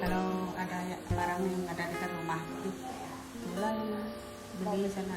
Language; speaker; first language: Malay; native; Malay